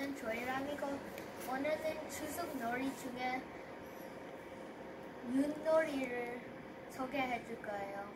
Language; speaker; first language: Korean; early bilingual, heritage; Korean